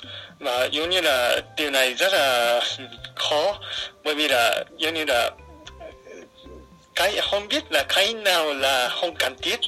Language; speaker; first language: Vietnamese; non-native, fluent; Japanese